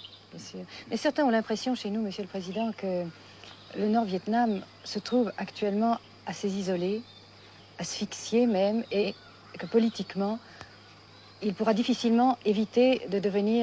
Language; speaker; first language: French; native; French